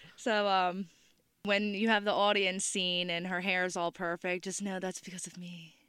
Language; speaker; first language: English; native; English